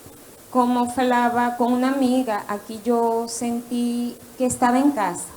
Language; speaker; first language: Portuguese; non-native, learner; Spanish